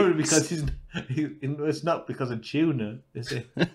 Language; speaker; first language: English; native; English